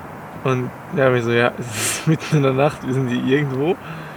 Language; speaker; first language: German; native; German